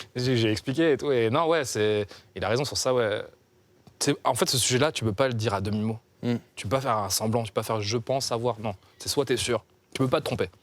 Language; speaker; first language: French; native; French